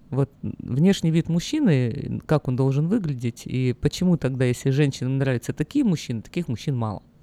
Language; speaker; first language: Russian; native; Russian